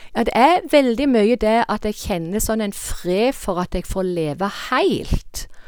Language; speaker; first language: Norwegian; native; Norwegian